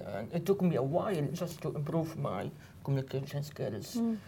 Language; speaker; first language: English; non-native, fluent; Arabic